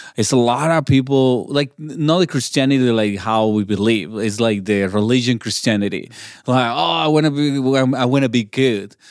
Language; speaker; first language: English; non-native, learner; Spanish